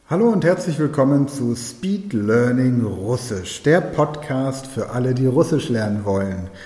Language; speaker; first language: German; native; German